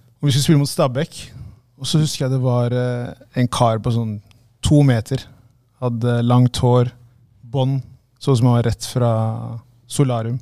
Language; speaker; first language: Norwegian; native; Norwegian